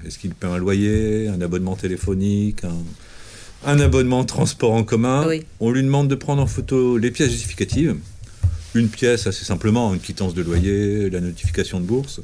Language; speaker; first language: French; native; French